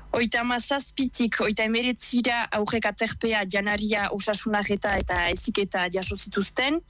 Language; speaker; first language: Basque; native; Basque